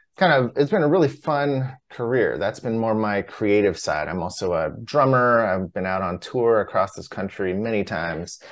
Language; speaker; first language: English; native; English